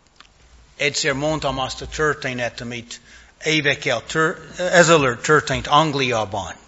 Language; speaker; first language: Hungarian; non-native, fluent; English